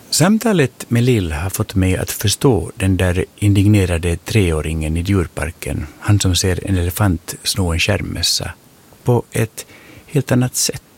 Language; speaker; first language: Swedish; native; Swedish